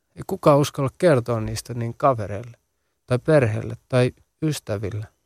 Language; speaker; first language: Finnish; early bilingual, other home language; Central Kurdish